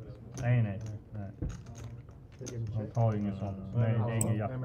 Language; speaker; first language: Swedish; native; Swedish